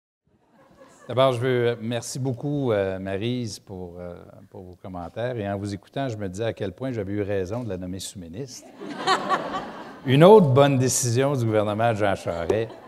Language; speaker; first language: French; native; French